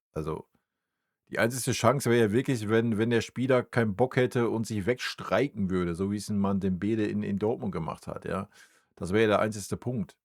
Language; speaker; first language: German; native; German